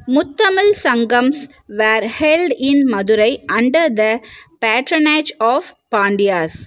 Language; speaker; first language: English; non-native, local second language; Tamil